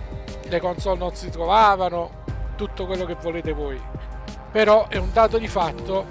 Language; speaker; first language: Italian; native; Italian